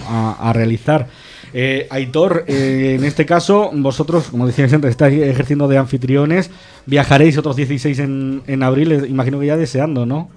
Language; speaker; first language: Spanish; native; Spanish